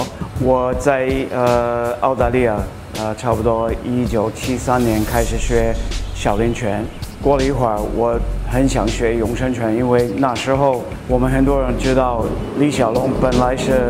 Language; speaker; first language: Chinese; non-native, fluent; English